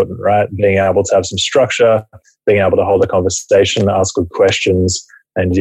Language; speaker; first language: English; native; English